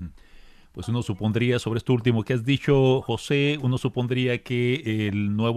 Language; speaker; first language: Spanish; native; Spanish